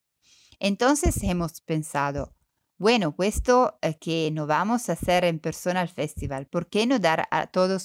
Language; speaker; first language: Spanish; non-native, learner; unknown